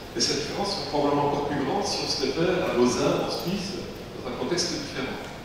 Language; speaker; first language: French; native; French